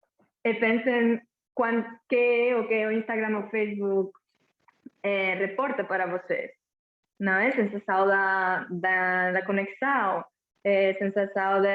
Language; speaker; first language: Portuguese; non-native, fluent; Catalan